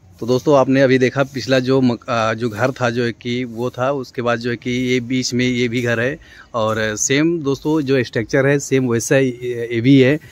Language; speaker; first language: Hindi; native; Hindi